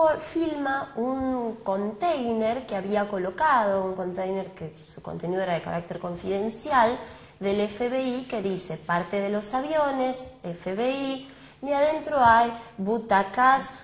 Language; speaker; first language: Spanish; native; Spanish